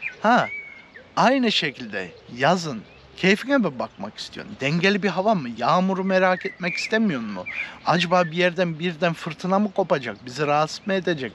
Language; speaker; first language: Turkish; early bilingual, heritage; Turkish